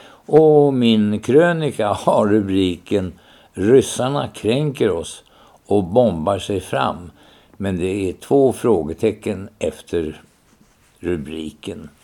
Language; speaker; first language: Swedish; native; Swedish